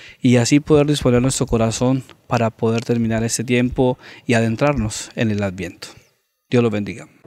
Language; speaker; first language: Spanish; native; Spanish